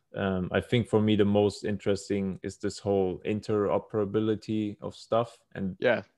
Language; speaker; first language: English; non-native, fluent; German